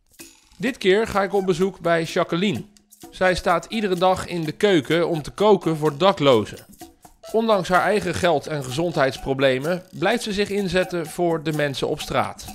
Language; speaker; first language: Dutch; native; Dutch